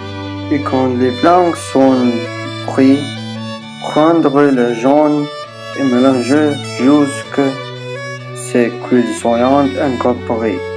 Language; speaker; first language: French; non-native, learner; Spanish